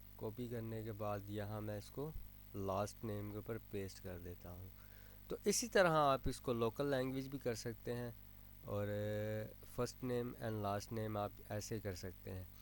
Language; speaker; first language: Urdu; native; Urdu